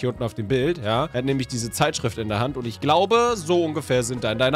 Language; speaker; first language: German; native; German